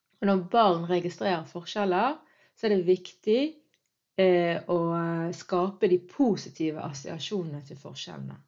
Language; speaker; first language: Norwegian; early bilingual, other home language; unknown